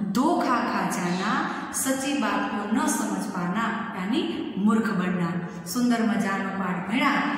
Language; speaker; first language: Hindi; non-native, local second language; Gujarati